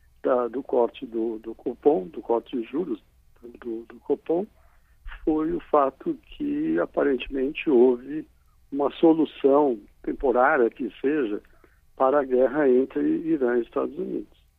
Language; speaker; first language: Portuguese; native; Portuguese